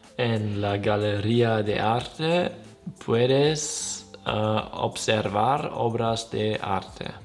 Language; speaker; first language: Spanish; non-native, learner; German